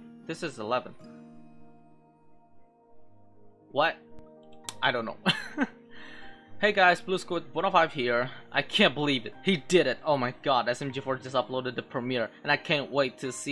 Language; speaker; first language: English; non-native, local second language; Filipino